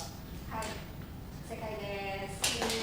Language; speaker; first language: Japanese; non-native, learner; Indonesian